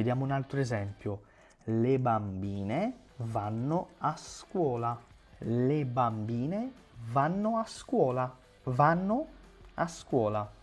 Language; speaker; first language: Italian; non-native, fluent; Portuguese